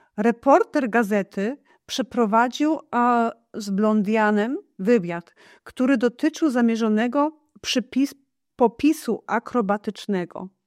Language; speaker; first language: Polish; non-native, fluent; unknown